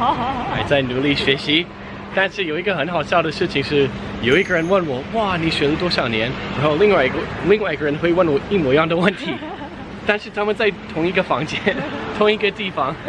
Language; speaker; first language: Chinese; non-native, learner; English